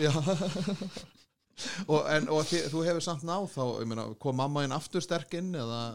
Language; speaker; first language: Icelandic; native; Icelandic